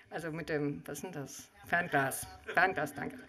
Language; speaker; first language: German; native; German